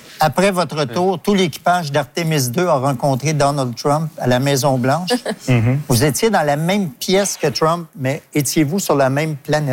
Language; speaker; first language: French; native; French